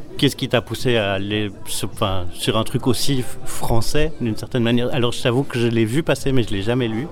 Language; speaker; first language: French; native; French